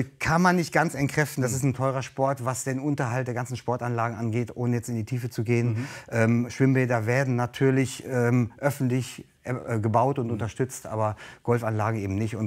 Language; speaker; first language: German; native; German